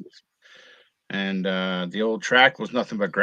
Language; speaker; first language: English; native; English